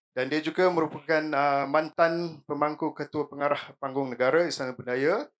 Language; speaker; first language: Malay; native; Malay